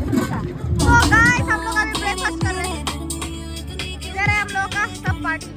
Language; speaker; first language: Hindi; non-native, local second language; Assamese